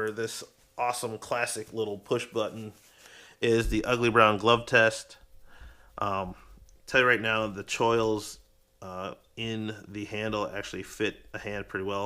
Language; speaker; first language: English; native; English